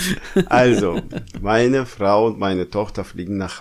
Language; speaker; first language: German; non-native, fluent; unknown